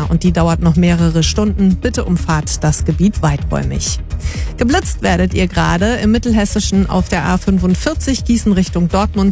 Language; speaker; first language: German; native; German